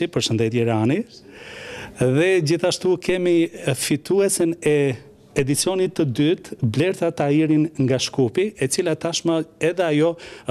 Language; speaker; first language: Albanian; native; Albanian